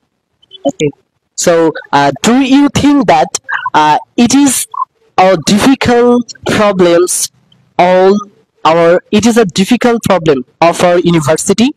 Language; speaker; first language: English; non-native, learner; Bangla